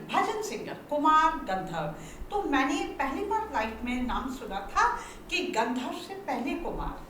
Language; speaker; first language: Hindi; non-native, local second language; Sindhi